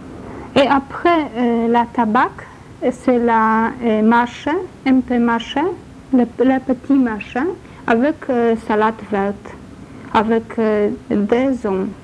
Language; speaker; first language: French; non-native, learner; Polish